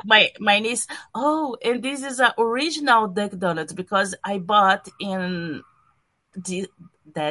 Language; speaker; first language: English; non-native, learner; Portuguese